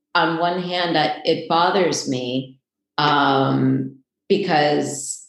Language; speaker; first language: English; native; English